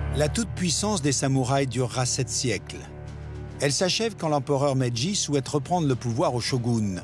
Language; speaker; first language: French; native; French